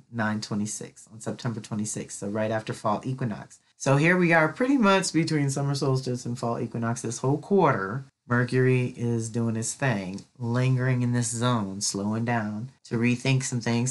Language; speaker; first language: English; native; English